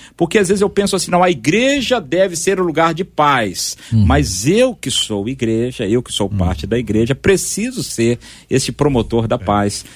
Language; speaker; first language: Portuguese; native; Portuguese